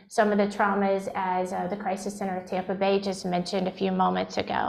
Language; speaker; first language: English; native; English